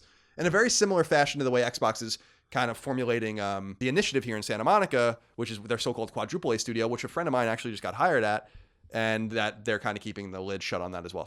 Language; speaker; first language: English; native; English